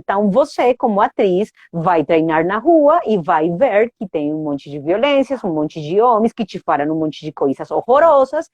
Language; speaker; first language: Portuguese; non-native, fluent; Spanish